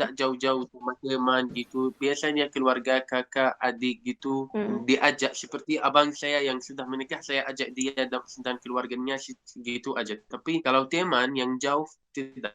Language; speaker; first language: Indonesian; non-native, fluent; Arabic